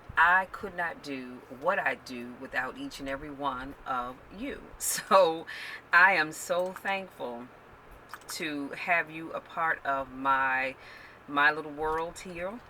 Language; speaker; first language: English; native; English